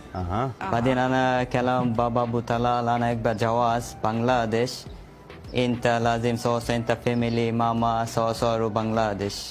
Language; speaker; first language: Arabic; non-native, learner; Bangla